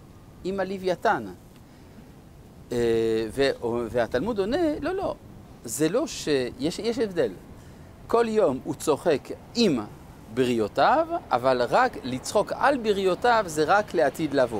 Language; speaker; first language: Hebrew; non-native, fluent; French